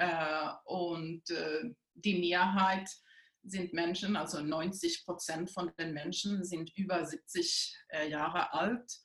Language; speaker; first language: German; non-native, fluent; Swedish